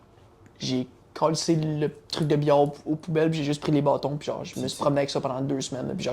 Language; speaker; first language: French; native; French